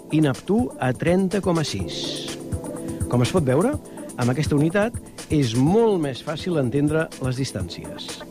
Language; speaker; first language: Catalan; native; Catalan